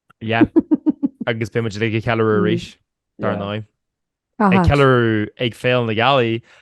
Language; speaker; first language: Irish; native; Irish